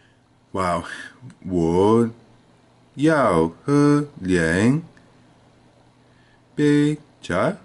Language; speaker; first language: Chinese; non-native, learner; English